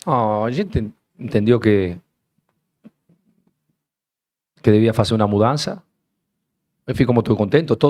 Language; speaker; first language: Portuguese; non-native, learner; Spanish